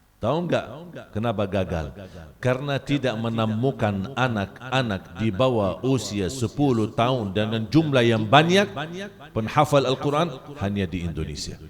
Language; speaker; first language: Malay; non-native, fluent; Arabic